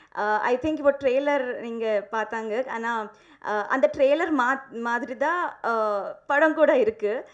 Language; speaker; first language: Tamil; non-native, learner; Telugu